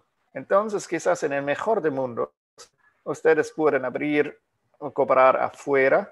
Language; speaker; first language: Spanish; non-native, fluent; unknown